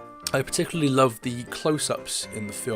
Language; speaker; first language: English; native; English